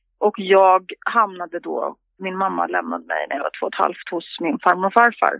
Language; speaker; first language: Swedish; native; Swedish